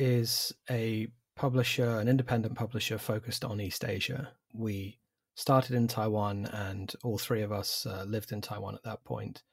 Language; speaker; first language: English; native; English